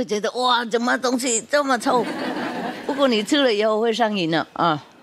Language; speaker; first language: Chinese; non-native, fluent; Vietnamese